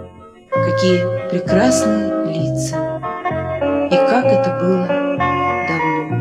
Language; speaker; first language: Russian; native; Russian